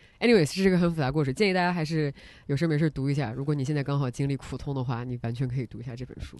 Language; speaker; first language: Chinese; native; Chinese